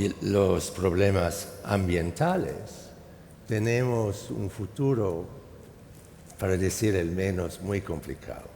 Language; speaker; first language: Spanish; non-native, fluent; English